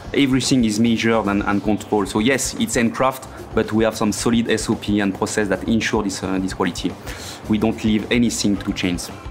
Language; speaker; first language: English; non-native, fluent; French